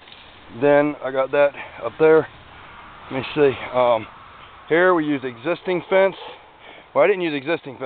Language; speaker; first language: English; native; English